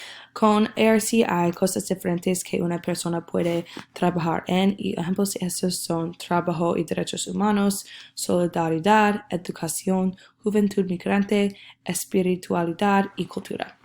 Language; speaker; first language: Spanish; non-native, learner; English